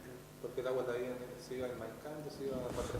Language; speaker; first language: Spanish; native; Spanish